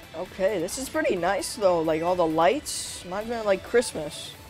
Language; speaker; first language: English; native; English